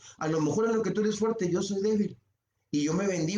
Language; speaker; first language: Spanish; native; Spanish